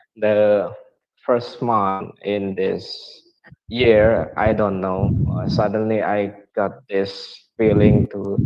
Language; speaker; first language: English; non-native, learner; Indonesian